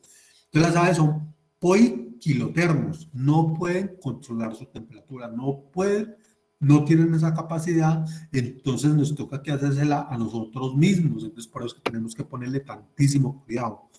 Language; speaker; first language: Spanish; native; Spanish